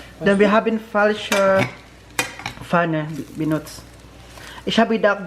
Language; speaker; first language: German; non-native, learner; Filipino